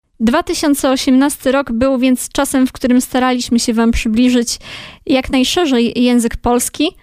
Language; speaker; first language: Polish; native; Polish